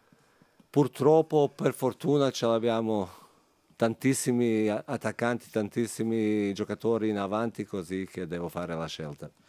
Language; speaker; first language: Italian; non-native, fluent; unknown